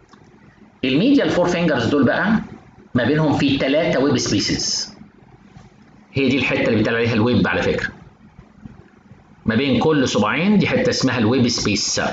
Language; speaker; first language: Arabic; native; Arabic